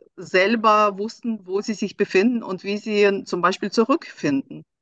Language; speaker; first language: German; non-native, fluent; Russian